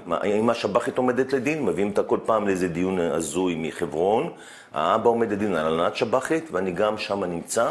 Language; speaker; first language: Hebrew; native; Hebrew